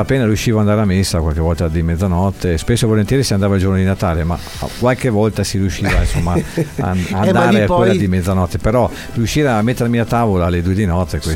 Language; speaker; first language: Italian; native; Italian